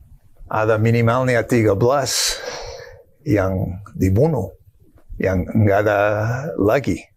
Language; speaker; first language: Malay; non-native, fluent; English